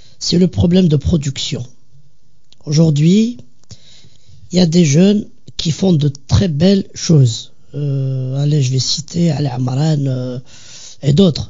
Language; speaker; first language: French; non-native, local second language; Kabyle